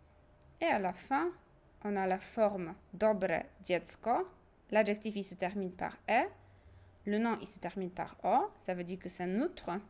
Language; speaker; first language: French; non-native, fluent; Polish